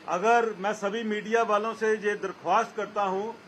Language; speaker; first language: Hindi; non-native, local second language; Punjabi